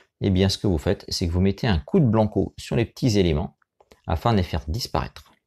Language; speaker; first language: French; native; French